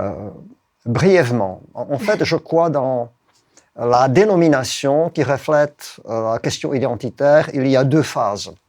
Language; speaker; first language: French; non-native, fluent; Czech